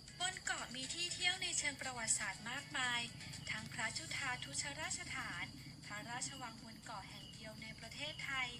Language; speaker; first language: Thai; native; Thai